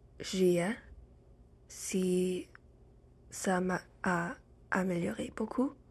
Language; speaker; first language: French; non-native, learner; English